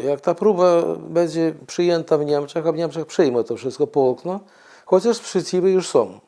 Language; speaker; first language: Polish; non-native, fluent; Ukrainian